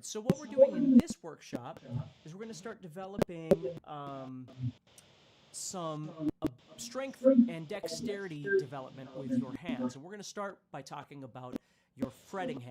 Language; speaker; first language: English; native; English